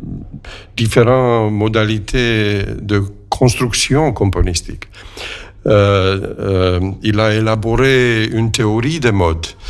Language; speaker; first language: French; non-native, fluent; Romanian